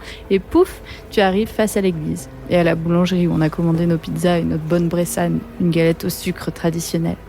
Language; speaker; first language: French; native; French